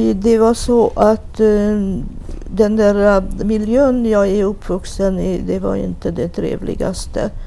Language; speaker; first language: Swedish; non-native, fluent; Hungarian